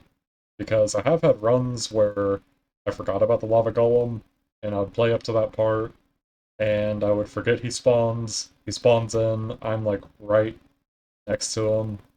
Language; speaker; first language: English; native; English